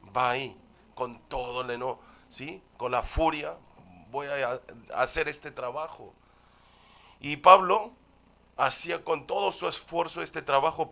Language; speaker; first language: Spanish; non-native, fluent; Korean